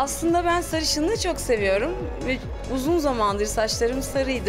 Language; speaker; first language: Turkish; native; Turkish